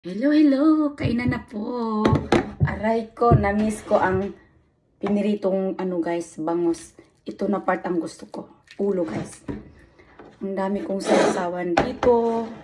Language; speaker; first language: Filipino; non-native, local second language; Cebuano